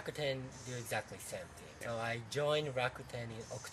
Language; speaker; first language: English; non-native, fluent; Japanese